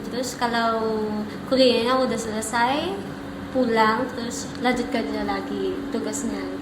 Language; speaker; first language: Indonesian; non-native, learner; Filipino